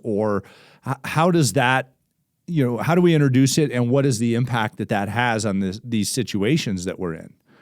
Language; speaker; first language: English; native; English